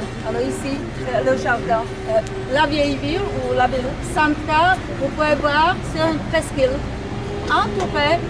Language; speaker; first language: French; non-native, fluent; Czech